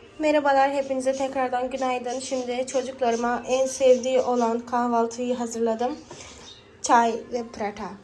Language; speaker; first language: Turkish; native; Turkish